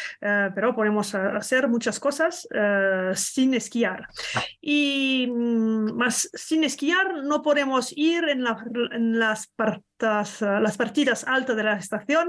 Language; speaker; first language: Spanish; non-native, learner; French